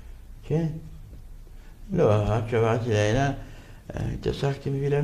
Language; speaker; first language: Hebrew; non-native, fluent; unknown